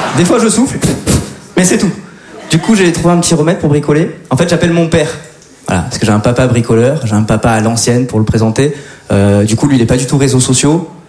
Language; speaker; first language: French; native; French